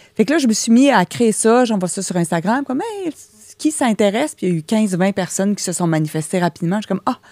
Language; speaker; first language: French; native; French